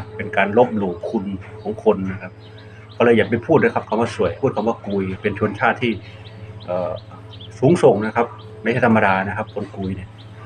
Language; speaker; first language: Thai; non-native, local second language; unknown